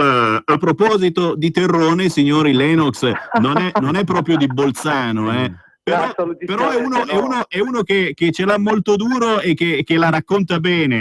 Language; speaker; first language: Italian; native; Italian